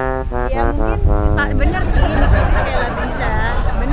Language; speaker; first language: Indonesian; native; Indonesian